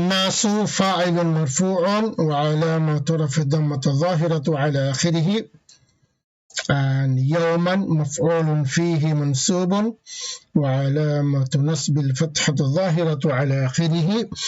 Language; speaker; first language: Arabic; non-native, fluent; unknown